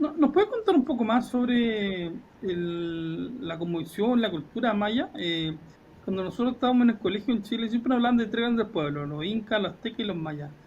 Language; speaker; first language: Spanish; native; Spanish